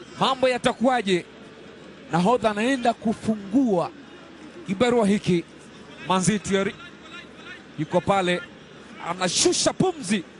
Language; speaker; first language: Swahili; non-native, local second language; Kinyarwanda